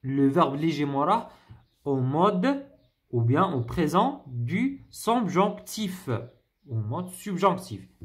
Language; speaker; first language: French; non-native, local second language; Arabic